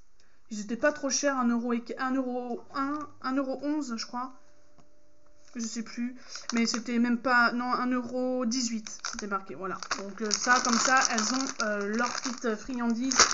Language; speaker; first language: French; native; French